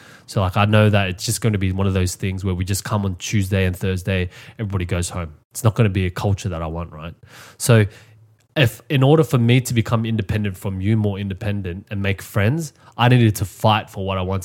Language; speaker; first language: English; native; English